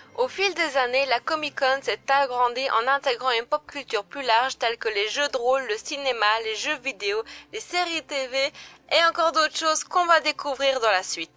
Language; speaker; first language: French; native; French